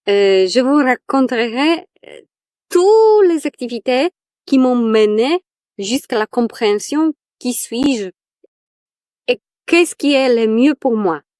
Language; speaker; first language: French; non-native, fluent; Polish